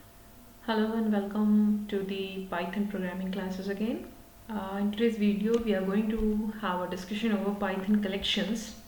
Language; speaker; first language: English; non-native, local second language; Hindi